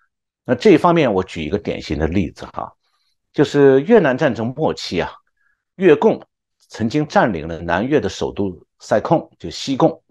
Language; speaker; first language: Chinese; native; Chinese